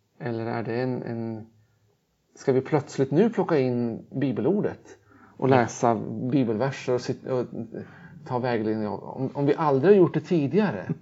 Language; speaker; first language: Swedish; native; Swedish